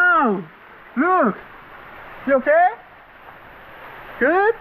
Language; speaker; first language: English; non-native, fluent; Korean